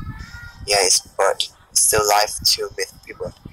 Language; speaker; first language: English; non-native, learner; Thai